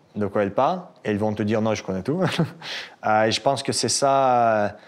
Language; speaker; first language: French; non-native, fluent; Russian